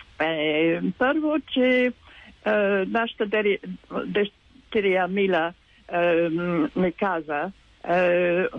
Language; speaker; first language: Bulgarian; non-native, learner; English